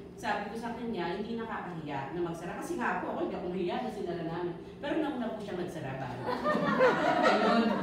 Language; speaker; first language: Filipino; non-native, local second language; Pampanga